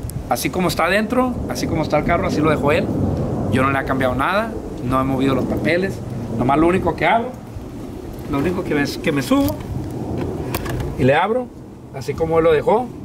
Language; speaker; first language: Spanish; early bilingual, heritage; Spanish